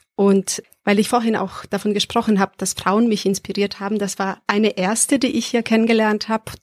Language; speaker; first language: German; early bilingual, other home language; Serbian